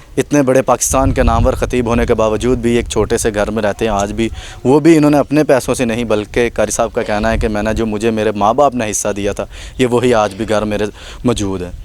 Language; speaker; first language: Urdu; non-native, local second language; Punjabi